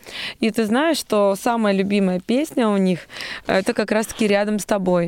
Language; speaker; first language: Russian; native; Russian